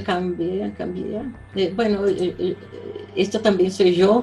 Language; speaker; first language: Spanish; non-native, fluent; Portuguese